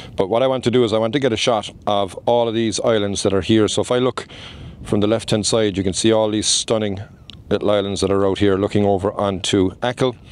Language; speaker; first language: English; native; English